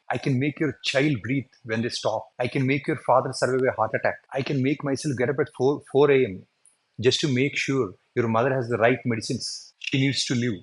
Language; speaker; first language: English; non-native, local second language; Telugu